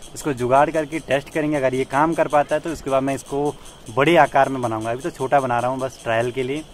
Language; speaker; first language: Hindi; native; Hindi